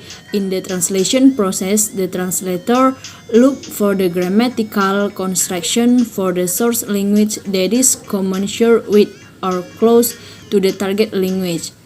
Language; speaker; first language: English; non-native, learner; Indonesian